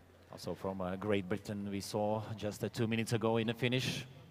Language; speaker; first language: English; non-native, fluent; Latvian